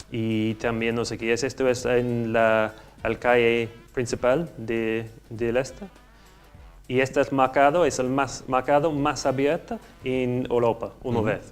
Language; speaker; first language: Spanish; non-native, learner; English